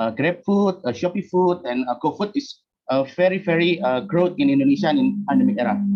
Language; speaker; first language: English; non-native, learner; Indonesian